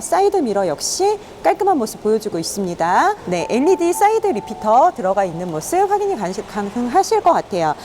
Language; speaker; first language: Korean; native; Korean